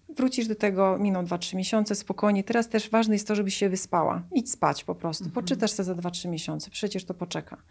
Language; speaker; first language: Polish; native; Polish